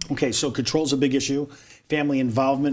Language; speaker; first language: English; native; English